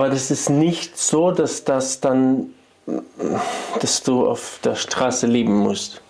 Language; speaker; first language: German; non-native, fluent; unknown